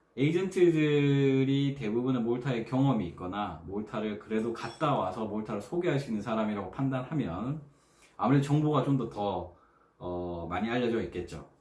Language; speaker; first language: Korean; native; Korean